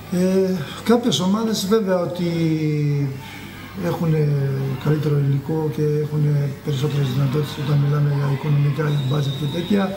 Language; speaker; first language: Greek; non-native, fluent; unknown